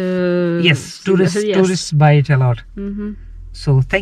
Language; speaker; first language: English; non-native, local second language; Hindi